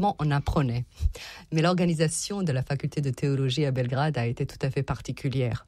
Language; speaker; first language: French; non-native, fluent; Serbian